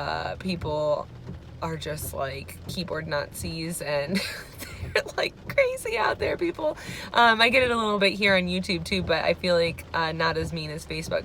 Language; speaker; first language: English; native; English